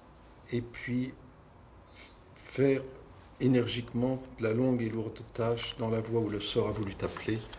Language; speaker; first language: French; native; French